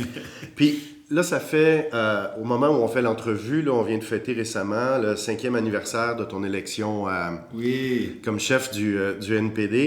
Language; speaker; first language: French; native; French